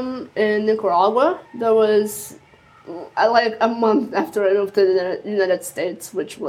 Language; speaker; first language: English; early bilingual, other home language; Spanish